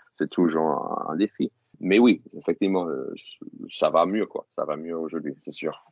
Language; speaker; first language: French; non-native, fluent; English